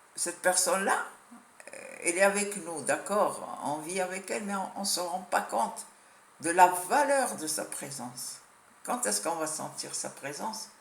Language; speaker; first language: French; non-native, local second language; Arabic